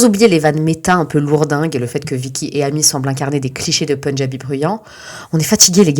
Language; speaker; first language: French; native; French